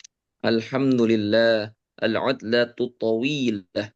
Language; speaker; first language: Arabic; non-native, learner; Indonesian